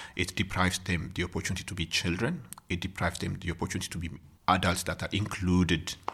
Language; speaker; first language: English; non-native, fluent; Amharic